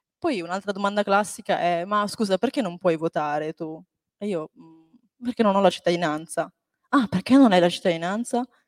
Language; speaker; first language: Italian; early bilingual, other home language; Chinese